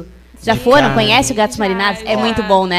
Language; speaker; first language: Portuguese; native; Portuguese